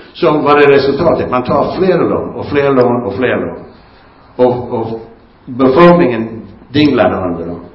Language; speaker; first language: Swedish; non-native, fluent; English